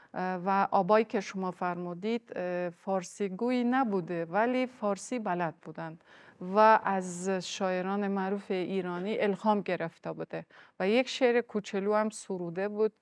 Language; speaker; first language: Persian; non-native, fluent; Kazakh